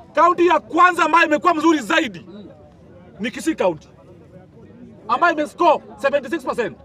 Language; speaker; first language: Swahili; native; Swahili